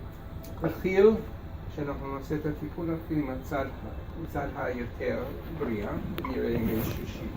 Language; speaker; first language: Hebrew; non-native, fluent; English